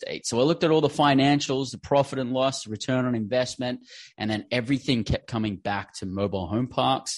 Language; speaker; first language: English; native; English